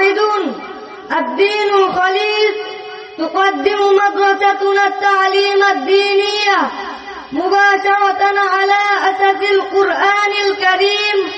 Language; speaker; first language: Arabic; non-native, learner; Bangla